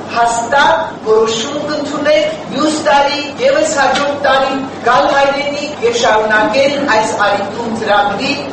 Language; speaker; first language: Armenian; native; Armenian